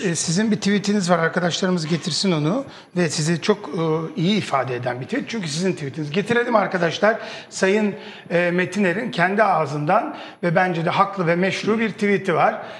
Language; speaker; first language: Turkish; native; Turkish